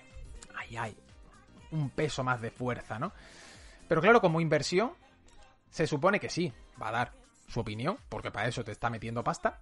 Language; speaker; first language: Spanish; native; Spanish